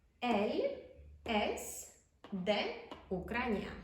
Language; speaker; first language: Spanish; non-native, fluent; Ukrainian